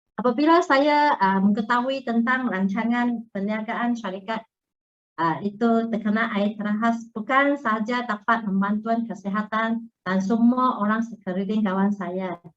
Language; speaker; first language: Malay; non-native, local second language; Chinese